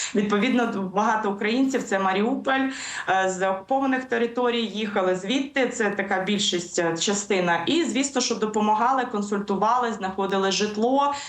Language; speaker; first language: Ukrainian; native; Ukrainian